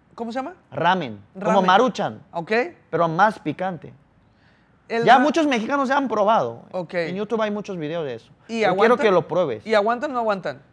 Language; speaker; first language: Spanish; early bilingual, other home language; Korean